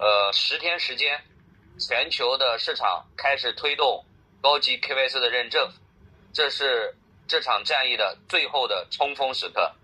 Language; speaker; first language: Chinese; native; Chinese